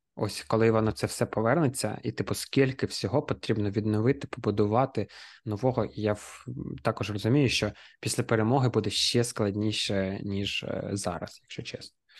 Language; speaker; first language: Ukrainian; non-native, local second language; Russian